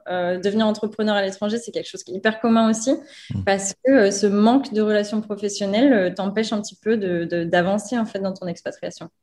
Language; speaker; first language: French; native; French